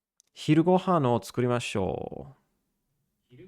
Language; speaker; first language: Japanese; non-native, learner; English